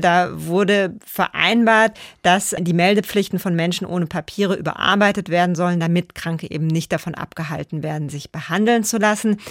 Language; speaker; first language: German; native; German